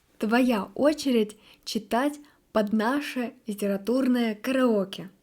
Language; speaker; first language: Russian; native; Russian